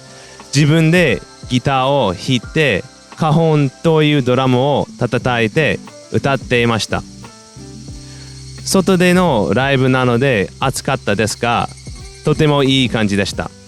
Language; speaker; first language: Japanese; non-native, fluent; English